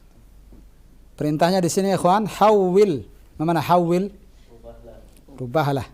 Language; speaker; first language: Indonesian; native; Indonesian